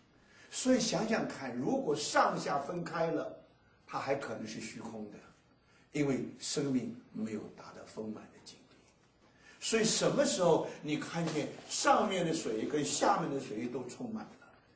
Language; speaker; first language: Chinese; native; Chinese